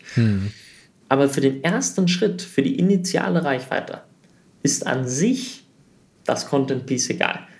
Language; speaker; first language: German; early bilingual, heritage; German